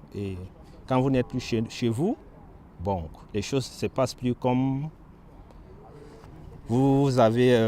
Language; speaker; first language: French; non-native, local second language; Wolof